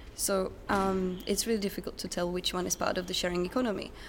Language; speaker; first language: English; non-native, fluent; Czech